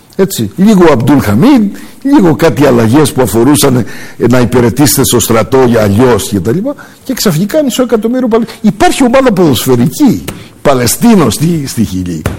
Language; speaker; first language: Greek; early bilingual, heritage; Greek